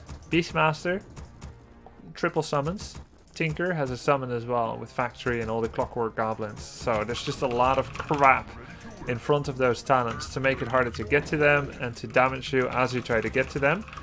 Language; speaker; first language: English; non-native, fluent; Dutch